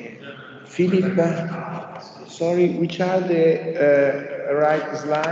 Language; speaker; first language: English; non-native, fluent; Italian